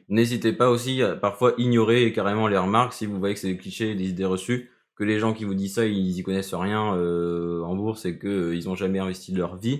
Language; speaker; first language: French; native; French